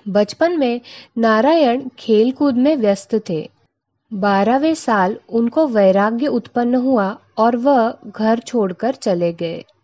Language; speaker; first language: Hindi; non-native, local second language; Marathi